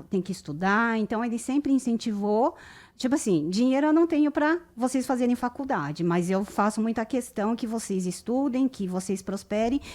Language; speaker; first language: Portuguese; early bilingual, other home language; Japanese